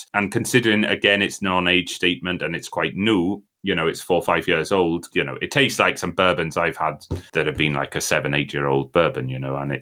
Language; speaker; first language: English; native; English